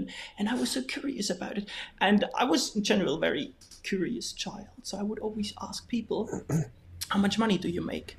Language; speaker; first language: English; non-native, fluent; German